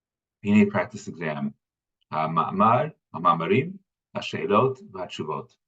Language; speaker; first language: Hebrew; non-native, fluent; English